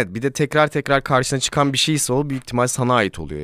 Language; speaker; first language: Turkish; native; Turkish